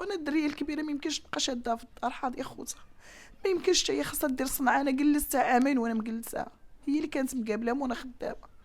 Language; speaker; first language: Arabic; native; Arabic